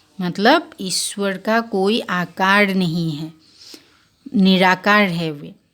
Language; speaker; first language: Hindi; non-native, local second language; Assamese